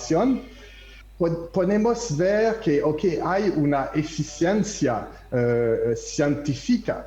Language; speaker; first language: Spanish; non-native, learner; French